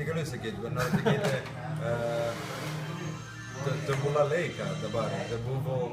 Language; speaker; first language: Lithuanian; non-native, learner; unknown